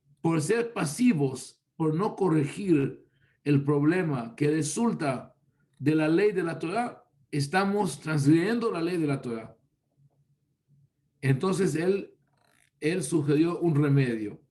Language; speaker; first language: Spanish; non-native, fluent; Hebrew